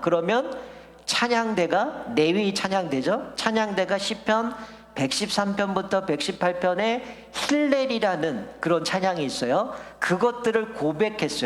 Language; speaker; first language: Korean; native; Korean